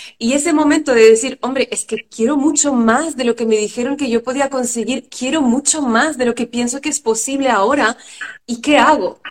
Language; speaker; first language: Spanish; non-native, fluent; French